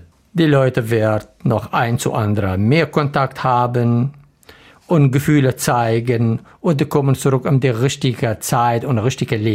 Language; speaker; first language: German; non-native, learner; Arabic